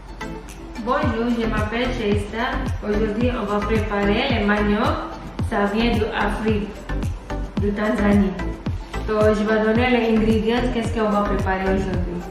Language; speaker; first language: French; non-native, learner; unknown